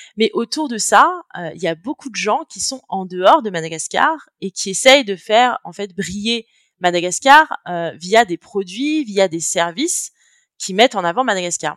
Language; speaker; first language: French; native; French